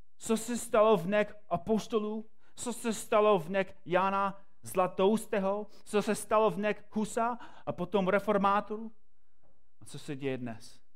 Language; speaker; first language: Czech; non-native, fluent; English